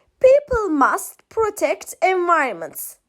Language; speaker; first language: English; non-native, fluent; Turkish